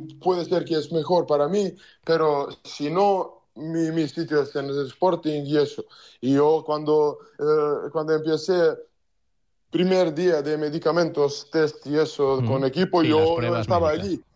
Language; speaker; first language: Spanish; non-native, learner; Serbian